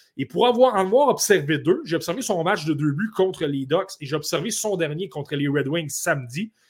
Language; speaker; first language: French; native; French